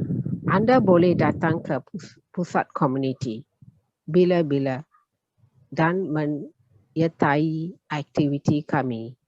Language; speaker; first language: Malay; non-native, learner; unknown